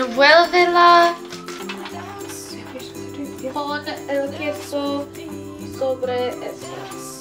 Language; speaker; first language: Spanish; non-native, learner; English